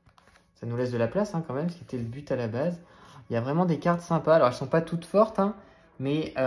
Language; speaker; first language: French; native; French